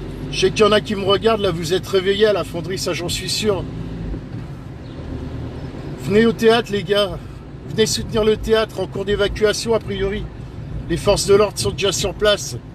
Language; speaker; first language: French; native; French